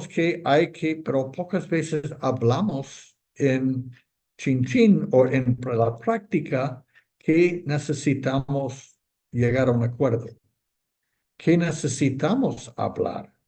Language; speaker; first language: Spanish; non-native, fluent; English